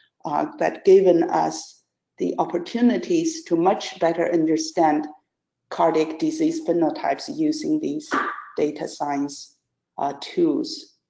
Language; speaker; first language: English; non-native, fluent; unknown